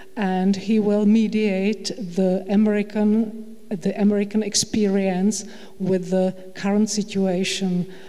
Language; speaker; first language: English; non-native, fluent; Czech